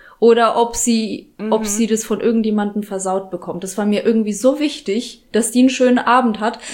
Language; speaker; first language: German; early bilingual, other home language; Polish